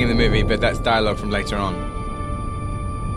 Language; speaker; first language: English; native; English